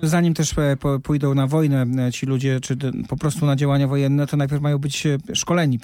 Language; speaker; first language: Polish; native; Polish